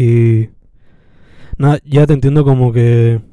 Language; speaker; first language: Spanish; native; Spanish